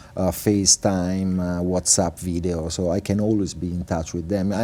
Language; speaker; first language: English; non-native, fluent; Italian